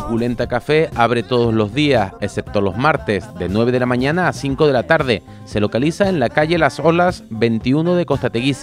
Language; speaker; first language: Spanish; native; Spanish